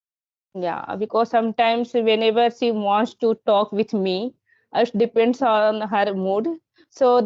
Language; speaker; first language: English; non-native, learner; Hindi